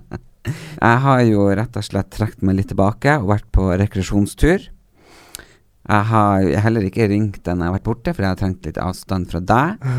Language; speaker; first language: Norwegian; native; Norwegian